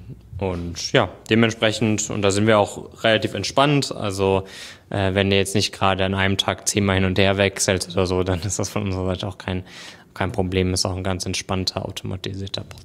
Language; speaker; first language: German; native; German